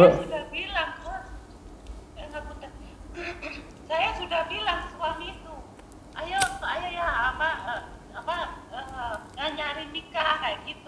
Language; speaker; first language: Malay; non-native, local second language; Javanese